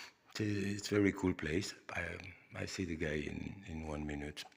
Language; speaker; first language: English; non-native, learner; French